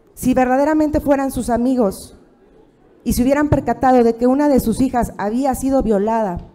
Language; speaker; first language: Spanish; native; Spanish